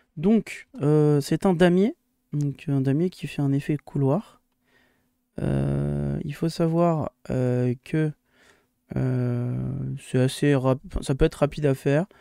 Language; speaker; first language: French; native; French